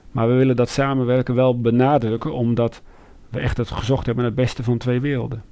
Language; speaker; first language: Dutch; native; Dutch